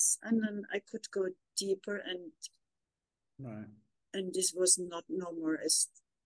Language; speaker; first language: English; non-native, learner; German